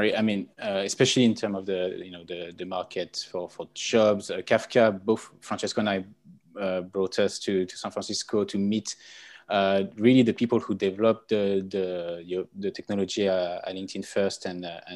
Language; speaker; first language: English; non-native, fluent; French